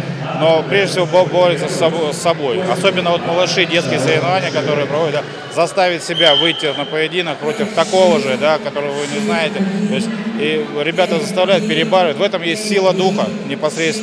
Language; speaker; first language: Russian; native; Russian